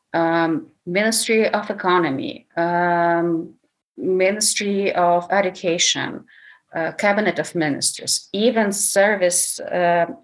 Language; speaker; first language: English; non-native, fluent; Ukrainian